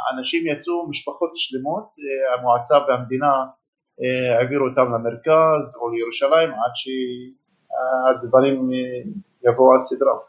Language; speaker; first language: Hebrew; non-native, local second language; Arabic